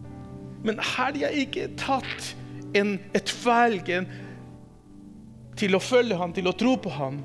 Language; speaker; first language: Norwegian; non-native, fluent; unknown